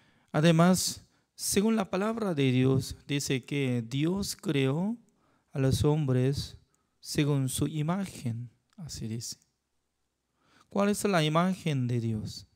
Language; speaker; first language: Spanish; non-native, fluent; Korean